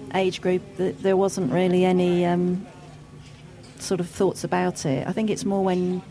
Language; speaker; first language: English; native; English